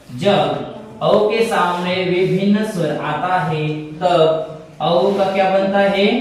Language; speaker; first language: Hindi; non-native, local second language; Marathi